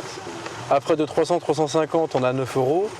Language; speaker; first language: French; native; French